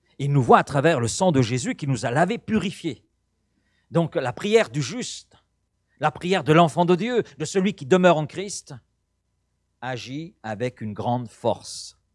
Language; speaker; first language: French; native; French